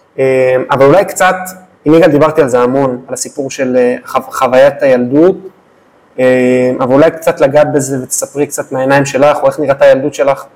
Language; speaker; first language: Hebrew; native; Hebrew